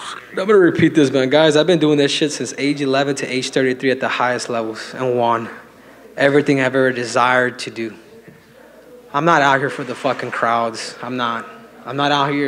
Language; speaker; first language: English; early bilingual, other home language; Spanish